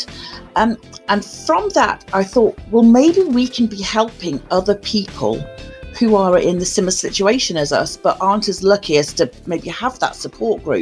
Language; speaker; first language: English; native; English